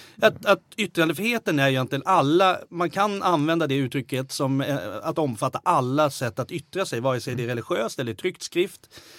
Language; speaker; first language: Swedish; native; Swedish